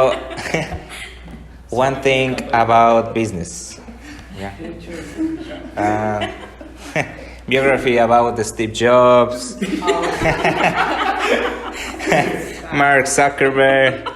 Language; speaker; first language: English; non-native, learner; Spanish